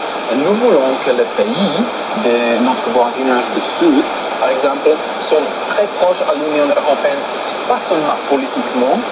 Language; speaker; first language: French; non-native, fluent; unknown